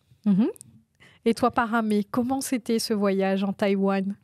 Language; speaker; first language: French; non-native, local second language; Réunion Creole French